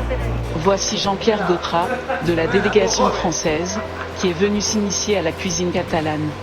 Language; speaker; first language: French; native; French